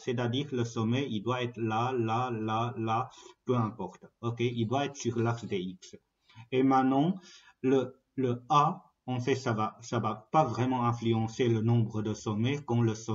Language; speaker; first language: French; non-native, fluent; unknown